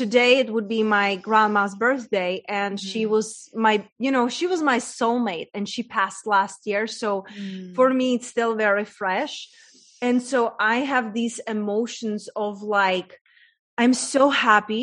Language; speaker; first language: English; non-native, fluent; Czech